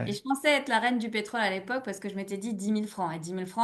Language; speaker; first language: French; native; French